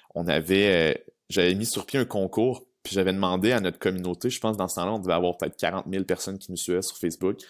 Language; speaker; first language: French; native; French